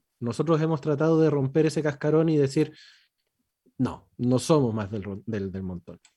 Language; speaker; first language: Spanish; native; Spanish